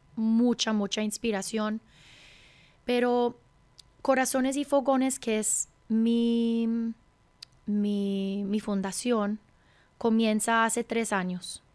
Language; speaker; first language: Spanish; early bilingual, heritage; Spanish